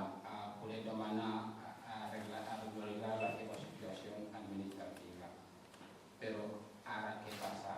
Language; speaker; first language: Catalan; non-native, fluent; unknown